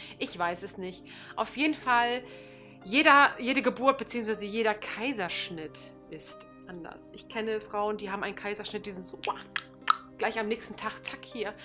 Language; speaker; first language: German; early bilingual, other home language; Turkish